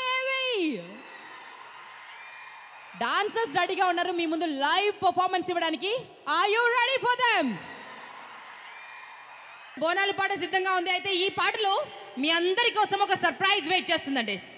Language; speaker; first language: Telugu; native; Telugu